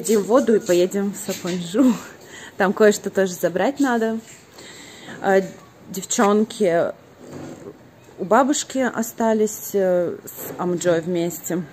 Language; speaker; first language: Russian; native; Russian